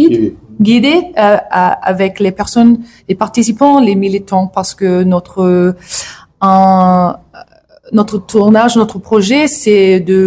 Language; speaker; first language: French; non-native, learner; English